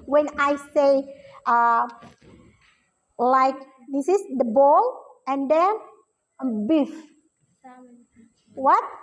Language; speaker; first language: English; non-native, learner; Indonesian